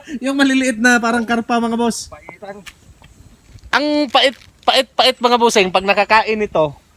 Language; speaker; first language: Filipino; non-native, local second language; Cebuano